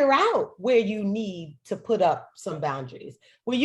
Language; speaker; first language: English; native; English